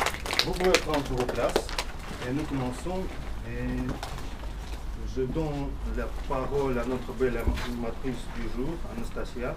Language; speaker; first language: French; non-native, learner; Russian